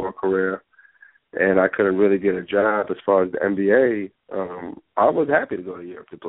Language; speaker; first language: English; non-native, local second language; Yoruba